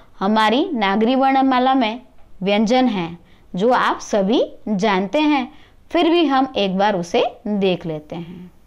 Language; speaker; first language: Hindi; non-native, local second language; Gujarati